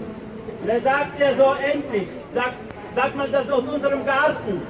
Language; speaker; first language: German; non-native, fluent; Russian